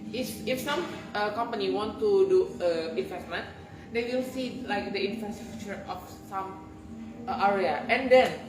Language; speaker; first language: English; non-native, learner; Indonesian